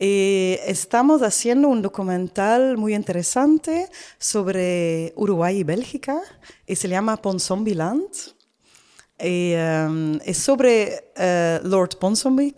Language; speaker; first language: Spanish; non-native, learner; Dutch